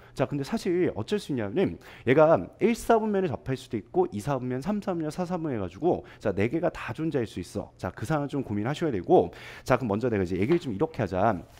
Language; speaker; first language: Korean; native; Korean